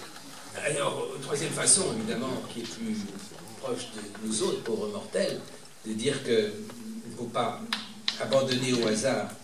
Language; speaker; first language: French; native; French